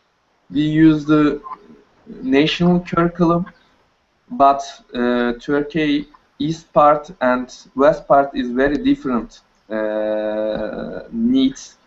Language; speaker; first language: English; non-native, learner; Turkish